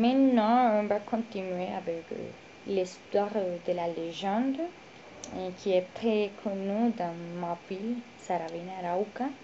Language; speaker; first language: French; non-native, learner; Spanish